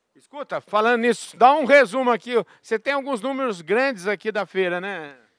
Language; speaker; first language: Portuguese; native; Portuguese